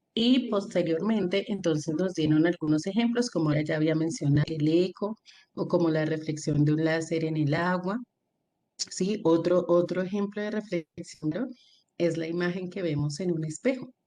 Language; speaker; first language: Spanish; native; Spanish